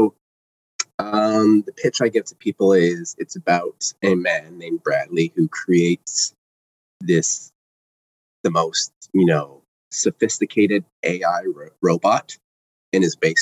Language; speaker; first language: English; native; English